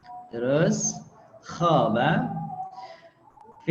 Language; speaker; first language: Arabic; non-native, fluent; Indonesian